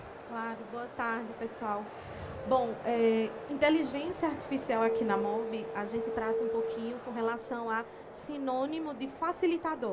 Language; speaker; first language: Portuguese; native; Portuguese